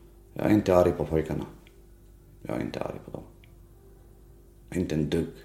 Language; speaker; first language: Swedish; early bilingual, other home language; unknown